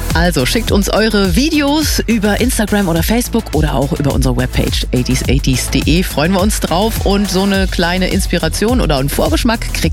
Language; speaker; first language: German; native; German